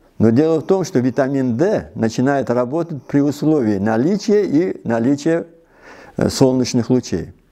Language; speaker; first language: Russian; non-native, local second language; Uzbek